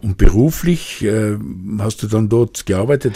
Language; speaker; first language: German; native; German